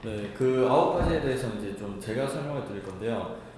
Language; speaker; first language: Korean; native; Korean